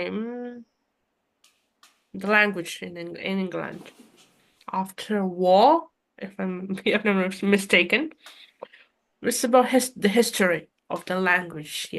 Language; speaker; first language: English; non-native, fluent; Russian